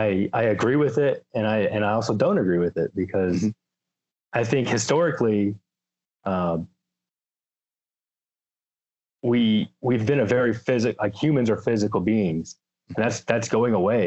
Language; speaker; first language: English; native; English